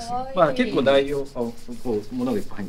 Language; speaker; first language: Japanese; native; Japanese